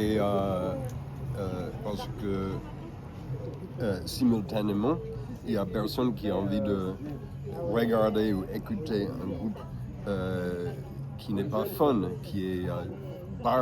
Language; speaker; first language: French; non-native, fluent; English